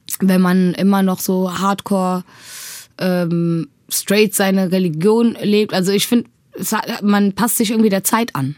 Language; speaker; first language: German; early bilingual, other home language; Tigrinya